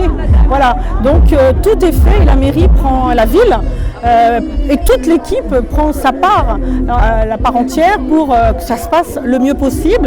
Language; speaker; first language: French; native; French